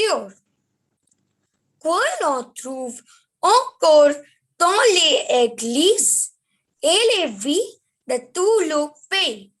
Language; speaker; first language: French; non-native, learner; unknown